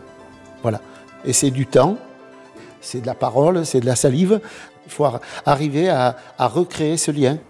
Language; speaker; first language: French; native; French